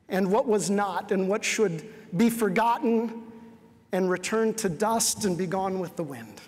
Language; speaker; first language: English; native; English